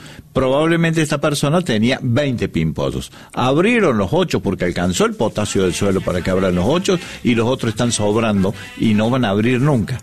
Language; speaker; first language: Spanish; native; Spanish